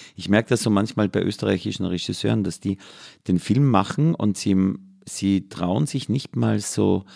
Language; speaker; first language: German; native; German